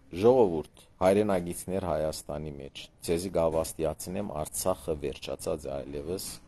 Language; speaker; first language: Armenian; early bilingual, heritage; Armenian